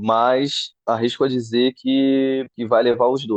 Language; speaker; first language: Portuguese; native; Portuguese